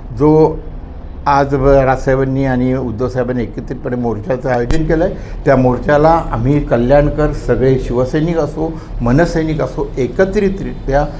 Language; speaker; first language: Marathi; native; Marathi